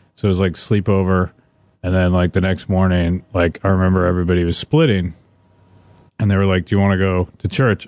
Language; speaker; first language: English; native; English